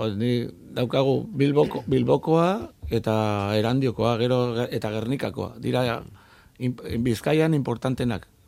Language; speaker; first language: Basque; non-native, local second language; Spanish